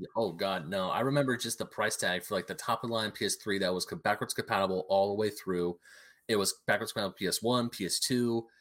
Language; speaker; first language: English; native; English